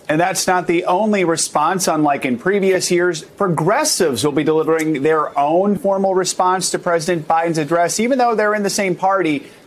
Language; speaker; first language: English; native; English